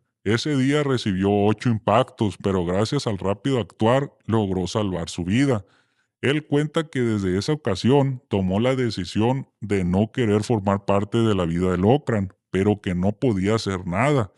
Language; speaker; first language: Spanish; native; Spanish